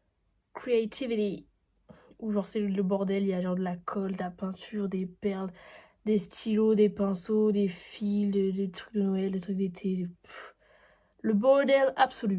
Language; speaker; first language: French; native; French